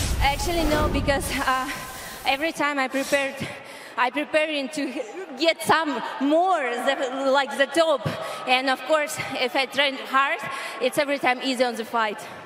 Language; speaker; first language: English; non-native, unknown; Kyrgyz